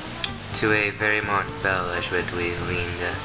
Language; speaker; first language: French; non-native, learner; English